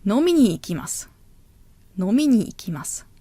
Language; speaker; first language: Japanese; non-native, fluent; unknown